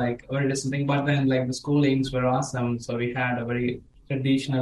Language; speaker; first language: English; non-native, local second language; Tamil